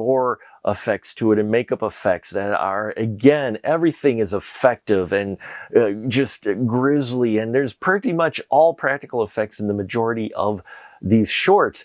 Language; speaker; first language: English; native; English